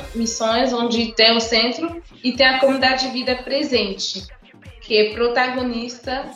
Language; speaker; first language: Portuguese; non-native, fluent; English